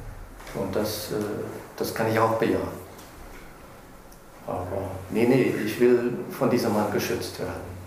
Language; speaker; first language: German; non-native, fluent; English